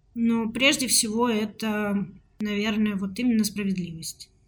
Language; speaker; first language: Russian; native; Russian